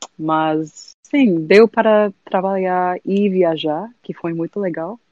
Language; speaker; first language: Portuguese; non-native, fluent; English